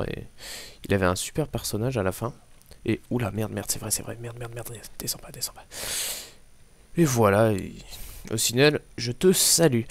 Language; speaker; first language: French; native; French